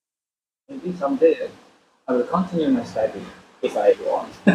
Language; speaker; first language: English; non-native, local second language; Indonesian